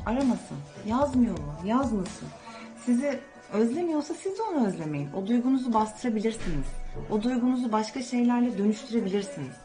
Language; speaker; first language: Turkish; native; Turkish